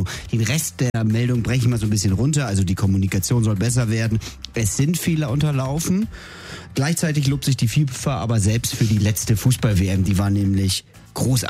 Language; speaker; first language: German; native; German